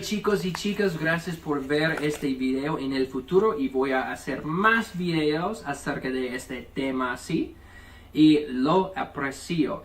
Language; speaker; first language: Spanish; early bilingual, heritage; English